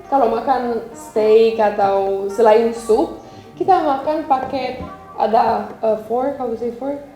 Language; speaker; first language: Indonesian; non-native, fluent; Romanian